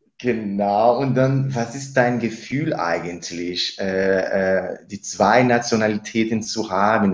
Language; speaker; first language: German; non-native, fluent; Spanish